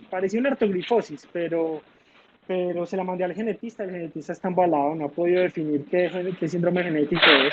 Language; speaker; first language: Spanish; native; Spanish